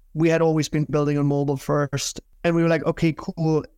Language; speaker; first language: English; non-native, fluent; German